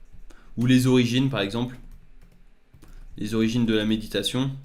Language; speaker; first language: French; native; French